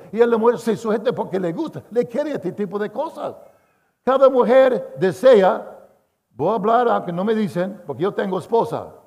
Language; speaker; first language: Spanish; non-native, fluent; English